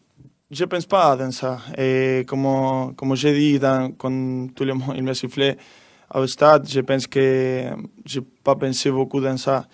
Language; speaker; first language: French; non-native, learner; Spanish